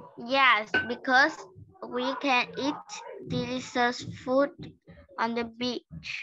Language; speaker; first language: English; non-native, learner; Vietnamese